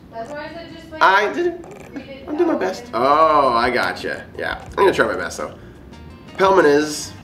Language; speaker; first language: English; native; English